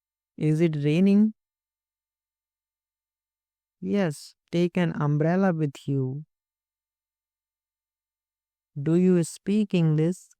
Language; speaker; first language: English; non-native, local second language; Hindi